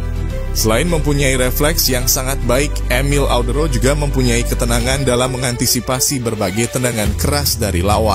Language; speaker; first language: Indonesian; native; Indonesian